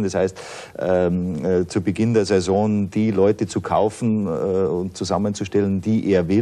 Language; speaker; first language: German; native; German